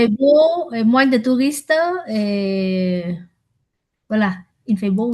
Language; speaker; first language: French; non-native, learner; Vietnamese